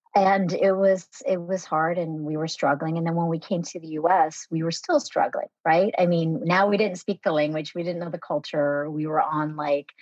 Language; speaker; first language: English; early bilingual, other home language; Vietnamese